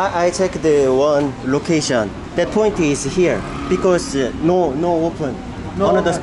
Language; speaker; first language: English; non-native, learner; Korean